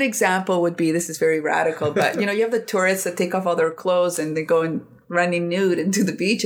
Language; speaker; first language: English; non-native, fluent; Greek